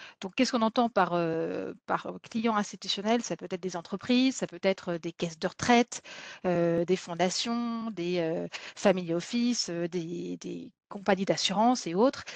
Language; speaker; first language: French; native; French